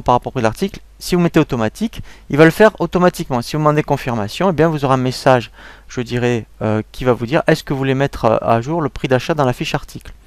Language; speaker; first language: French; native; French